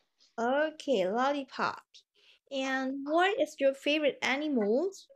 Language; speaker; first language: English; non-native, fluent; Vietnamese